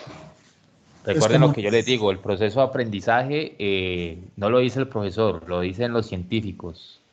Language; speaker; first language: Spanish; native; Spanish